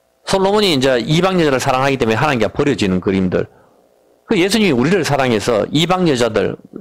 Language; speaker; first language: Korean; native; Korean